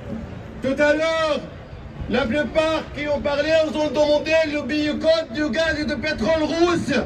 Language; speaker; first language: French; non-native, fluent; Arabic